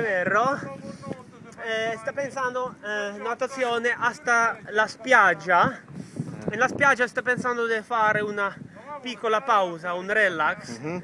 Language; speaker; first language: Italian; non-native, learner; Czech